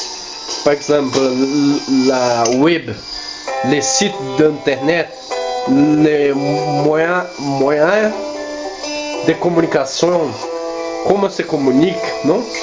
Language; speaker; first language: French; non-native, learner; Spanish